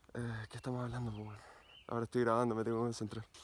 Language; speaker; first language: Spanish; native; Spanish